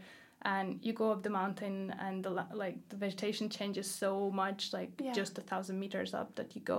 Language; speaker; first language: English; non-native, fluent; Spanish